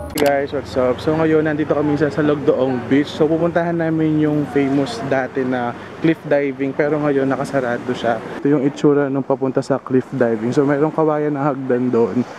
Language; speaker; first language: Filipino; native; Filipino